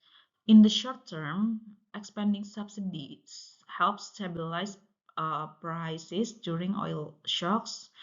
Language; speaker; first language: English; non-native, local second language; Indonesian